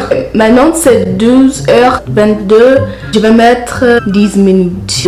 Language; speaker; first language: French; non-native, learner; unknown